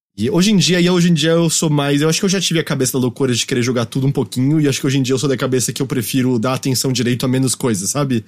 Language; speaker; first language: Portuguese; native; Portuguese